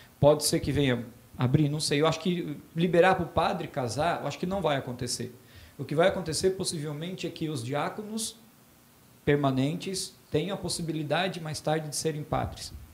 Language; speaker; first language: Portuguese; native; Portuguese